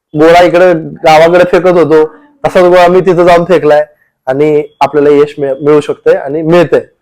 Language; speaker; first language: Marathi; native; Marathi